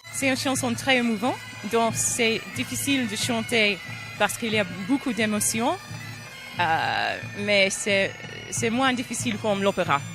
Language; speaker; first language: French; non-native, learner; English